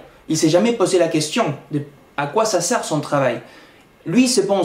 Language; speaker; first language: French; non-native, fluent; Spanish